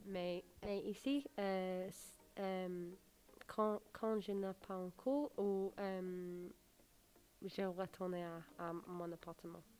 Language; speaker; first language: French; non-native, learner; English